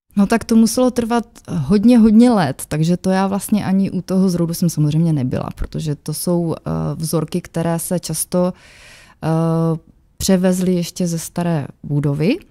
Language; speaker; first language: Czech; native; Czech